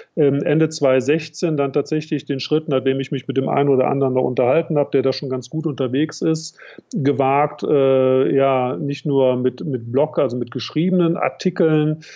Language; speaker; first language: German; native; German